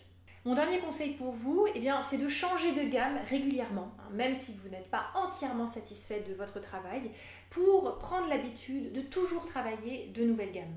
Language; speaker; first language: French; native; French